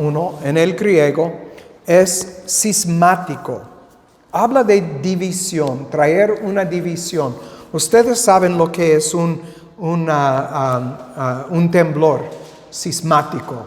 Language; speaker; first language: Spanish; non-native, fluent; English